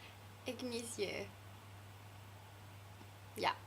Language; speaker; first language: Dutch; non-native, fluent; Thai